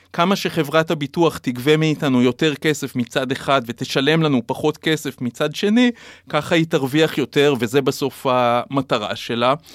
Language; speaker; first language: Hebrew; native; Hebrew